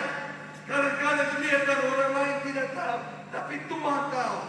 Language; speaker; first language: Indonesian; non-native, fluent; English